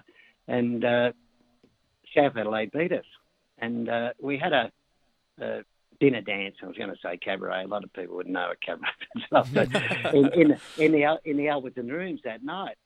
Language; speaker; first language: English; native; English